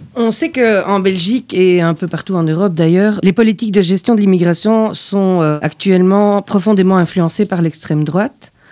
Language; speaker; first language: French; native; French